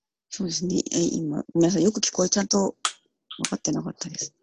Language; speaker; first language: Japanese; native; Japanese